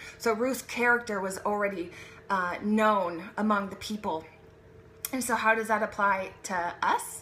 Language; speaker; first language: English; native; English